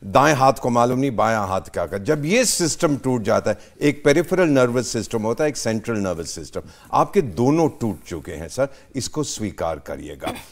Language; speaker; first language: Hindi; native; Hindi